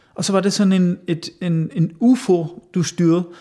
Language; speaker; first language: Danish; non-native, fluent; German